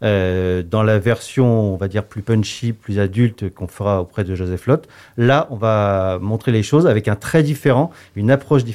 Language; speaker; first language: French; native; French